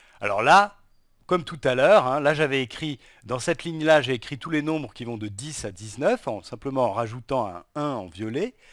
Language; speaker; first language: French; native; French